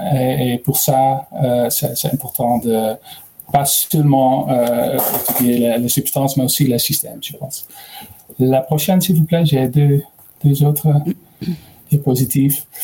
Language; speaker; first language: French; non-native, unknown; Dutch